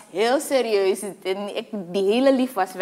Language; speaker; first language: Dutch; native; Dutch